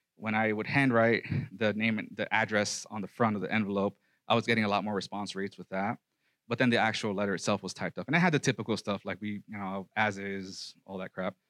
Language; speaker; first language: English; native; English